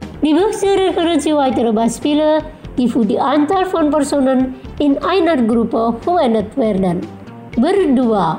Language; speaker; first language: German; non-native, fluent; Indonesian